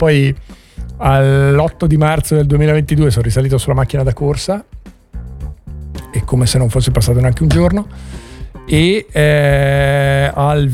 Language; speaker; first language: Italian; native; Italian